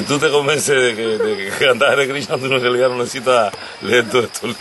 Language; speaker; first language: Spanish; native; Spanish